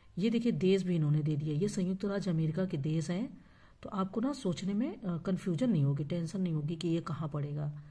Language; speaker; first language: Hindi; native; Hindi